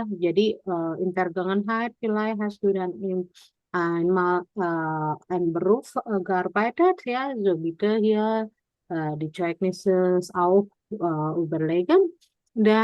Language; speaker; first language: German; non-native, fluent; Indonesian